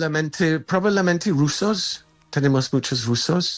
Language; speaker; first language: Spanish; non-native, fluent; English